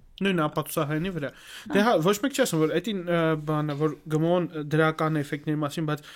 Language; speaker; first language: Armenian; native; Armenian